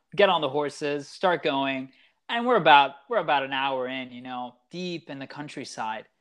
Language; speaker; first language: English; early bilingual, other home language; Italian